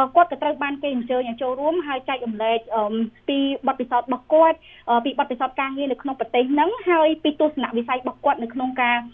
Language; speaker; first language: Khmer; native; Khmer